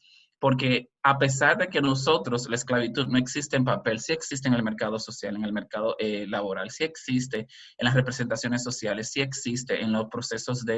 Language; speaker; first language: Spanish; native; Spanish